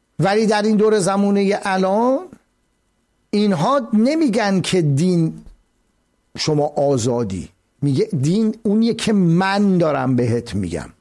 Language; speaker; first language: Persian; native; Persian